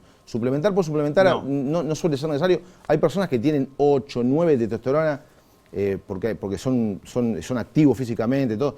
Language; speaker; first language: Spanish; native; Spanish